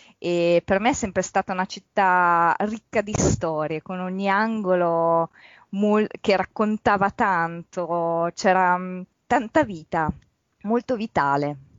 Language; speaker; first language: Italian; early bilingual, other home language; Polish